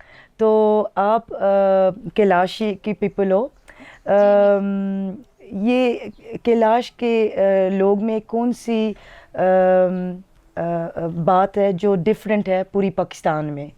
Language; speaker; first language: Hindi; early bilingual, heritage; Dutch